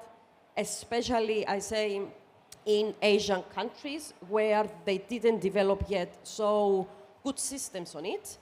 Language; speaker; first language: English; non-native, fluent; Greek